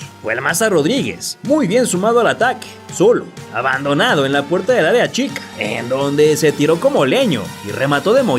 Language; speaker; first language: Spanish; native; Spanish